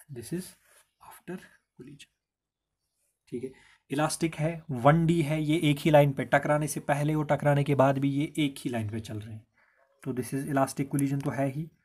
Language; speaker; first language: Hindi; non-native, local second language; Kashmiri